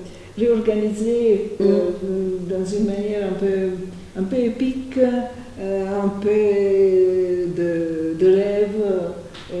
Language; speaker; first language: French; non-native, fluent; Italian